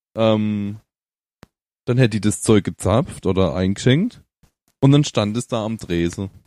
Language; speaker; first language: German; native; German